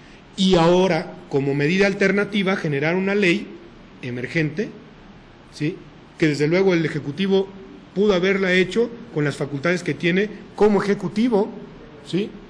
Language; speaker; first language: Spanish; native; Spanish